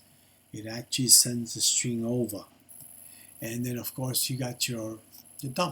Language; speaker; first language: English; native; English